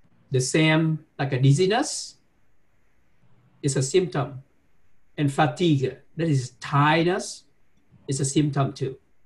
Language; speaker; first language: English; non-native, fluent; Vietnamese